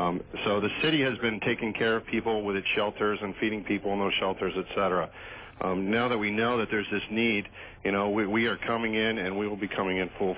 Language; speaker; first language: English; native; English